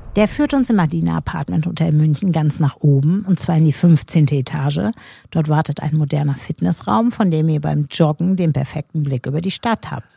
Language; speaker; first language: German; native; German